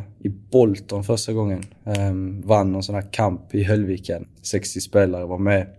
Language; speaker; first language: Swedish; native; Swedish